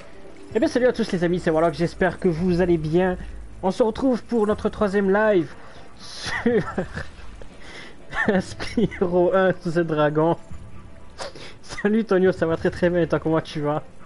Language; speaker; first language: French; native; French